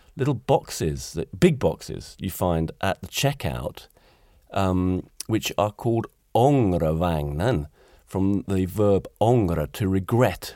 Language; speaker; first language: English; native; English